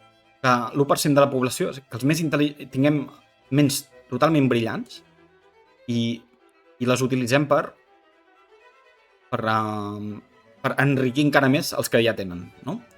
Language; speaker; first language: Catalan; native; Catalan